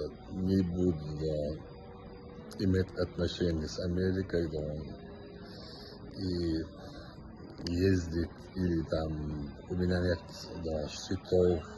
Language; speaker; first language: Russian; non-native, local second language; Chechen